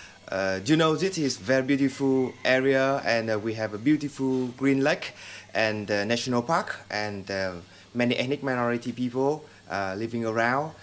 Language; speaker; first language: English; non-native, fluent; Vietnamese